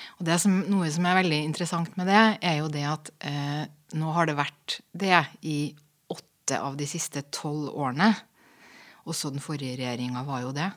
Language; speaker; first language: Norwegian; native; Norwegian